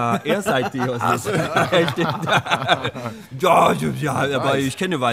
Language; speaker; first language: German; non-native, learner; Swedish